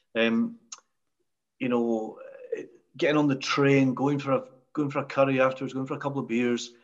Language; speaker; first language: English; native; English